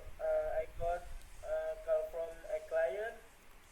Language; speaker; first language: English; non-native, learner; Indonesian